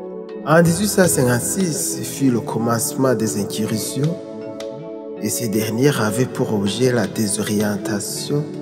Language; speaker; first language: French; non-native, local second language; Rundi